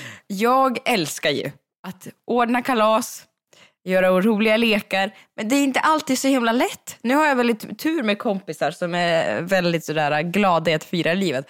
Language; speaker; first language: Swedish; native; Swedish